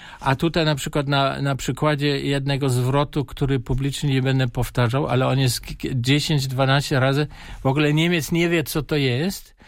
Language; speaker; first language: Polish; non-native, fluent; German